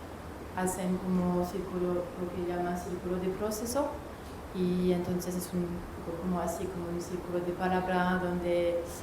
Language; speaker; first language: Spanish; non-native, learner; French